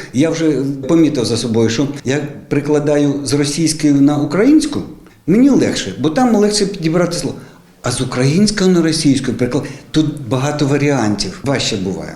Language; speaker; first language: Ukrainian; non-native, local second language; Russian